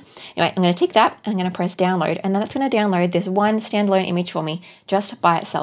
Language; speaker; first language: English; native; English